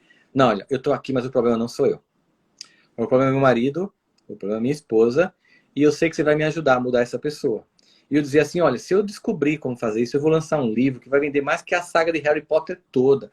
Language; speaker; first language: Portuguese; native; Portuguese